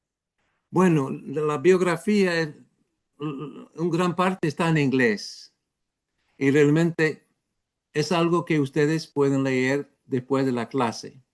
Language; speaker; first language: Spanish; non-native, fluent; English